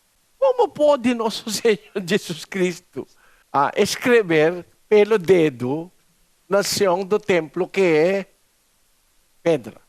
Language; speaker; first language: Portuguese; non-native, learner; Filipino